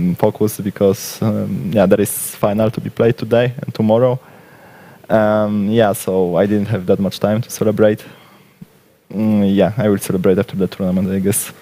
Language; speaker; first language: English; non-native, fluent; Polish